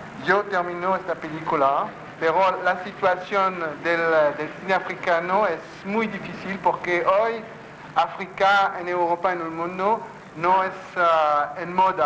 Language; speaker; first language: Spanish; non-native, learner; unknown